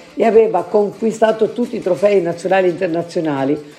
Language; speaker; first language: Italian; native; Italian